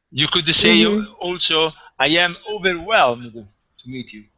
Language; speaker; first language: English; non-native, fluent; Italian